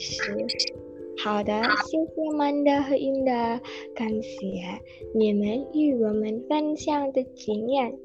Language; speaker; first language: Chinese; non-native, learner; Indonesian